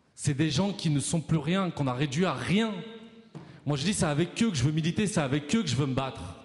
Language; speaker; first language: French; native; French